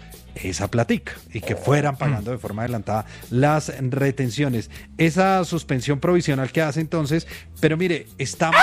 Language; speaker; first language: Spanish; native; Spanish